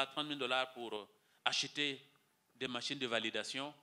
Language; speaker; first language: French; non-native, local second language; Mossi